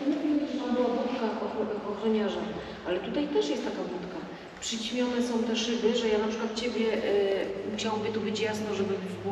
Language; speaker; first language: Polish; native; Polish